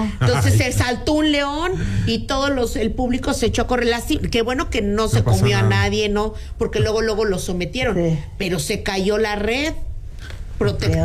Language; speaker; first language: Spanish; native; Spanish